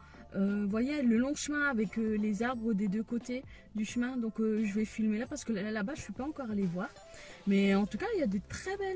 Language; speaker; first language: French; native; French